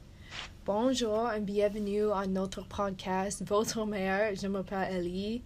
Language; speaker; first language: French; non-native, learner; English